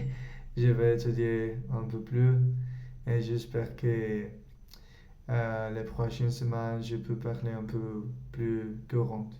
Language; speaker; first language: French; non-native, learner; Spanish